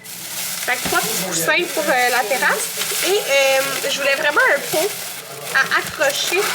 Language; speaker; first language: French; native; French